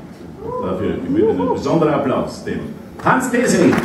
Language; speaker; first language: German; native; German